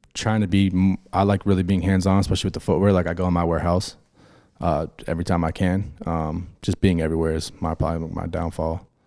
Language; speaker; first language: English; native; English